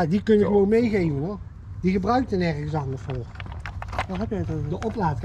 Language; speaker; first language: Dutch; native; Dutch